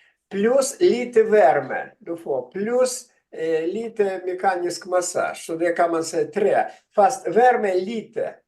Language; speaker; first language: Swedish; non-native, fluent; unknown